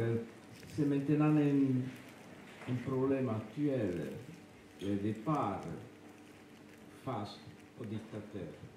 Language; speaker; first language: French; non-native, fluent; Spanish